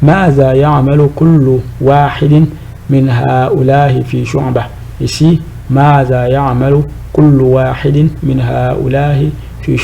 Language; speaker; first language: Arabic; non-native, fluent; French